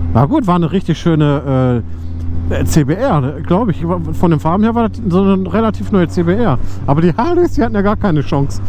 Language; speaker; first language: German; native; German